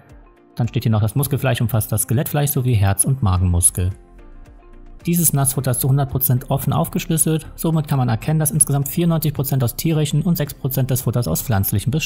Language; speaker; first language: German; native; German